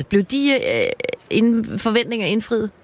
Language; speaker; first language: Danish; native; Danish